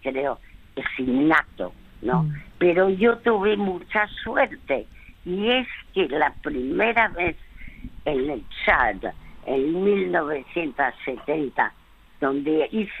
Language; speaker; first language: Spanish; early bilingual, other home language; French